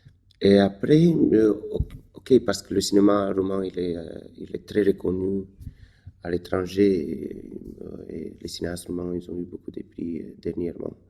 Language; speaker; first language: French; non-native, fluent; Romanian